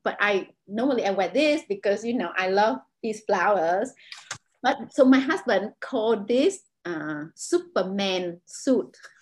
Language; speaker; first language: English; non-native, fluent; Vietnamese